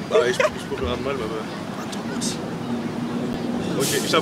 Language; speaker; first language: German; non-native, learner; French